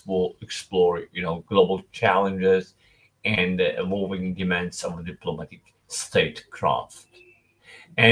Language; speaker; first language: English; non-native, fluent; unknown